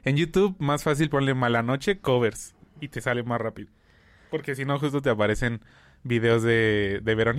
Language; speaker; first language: Spanish; native; Spanish